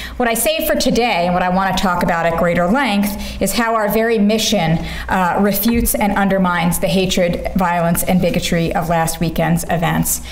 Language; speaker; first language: English; native; English